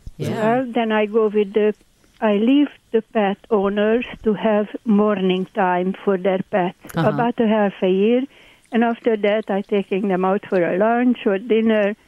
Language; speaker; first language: English; non-native, learner; Hungarian